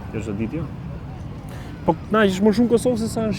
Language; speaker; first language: Albanian; native; Albanian